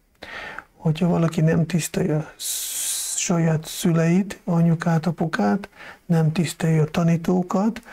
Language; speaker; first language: Hungarian; non-native, fluent; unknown